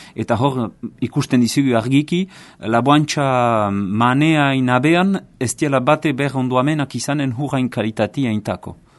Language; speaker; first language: Basque; native; Basque